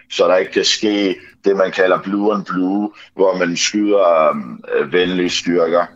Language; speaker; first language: Danish; early bilingual, other home language; Ukrainian